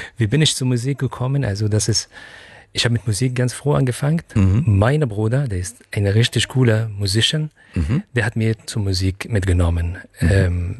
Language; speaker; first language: German; non-native, fluent; Arabic